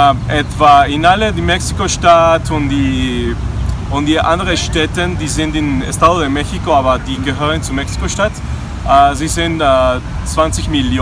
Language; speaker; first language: German; non-native, fluent; Spanish